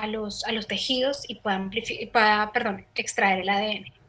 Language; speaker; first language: Spanish; native; Spanish